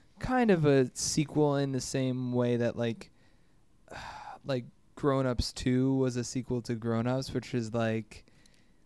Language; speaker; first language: English; native; English